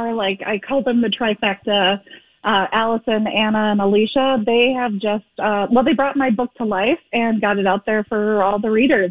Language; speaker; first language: English; native; English